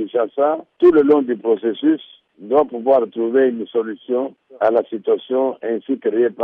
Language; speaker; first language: French; non-native, local second language; Lingala